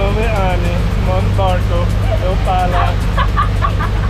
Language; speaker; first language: Portuguese; non-native, learner; English